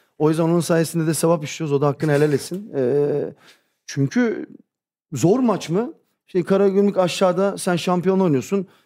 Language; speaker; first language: Turkish; early bilingual, heritage; Turkish